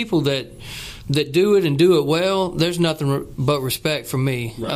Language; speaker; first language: English; native; English